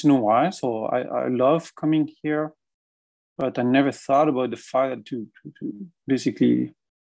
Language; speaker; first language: English; non-native, fluent; French